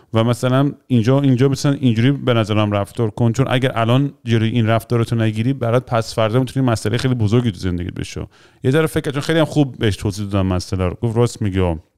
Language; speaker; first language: Persian; early bilingual, heritage; Persian